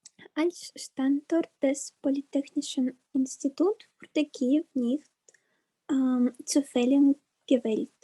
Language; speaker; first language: German; non-native, learner; Ukrainian